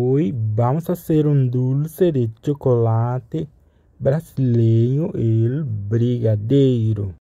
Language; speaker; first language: Portuguese; non-native, learner; Spanish